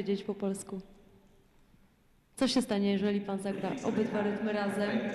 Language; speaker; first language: Polish; native; Polish